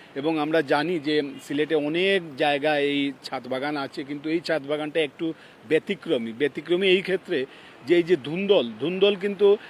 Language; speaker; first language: Bangla; native; Bangla